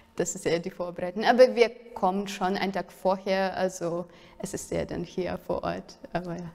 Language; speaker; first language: German; non-native, fluent; Russian